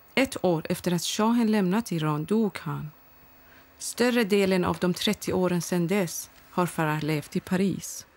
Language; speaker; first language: Swedish; non-native, fluent; Persian